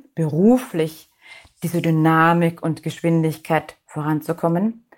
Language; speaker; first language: German; native; German